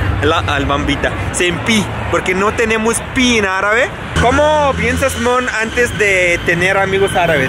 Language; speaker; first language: Spanish; non-native, learner; Arabic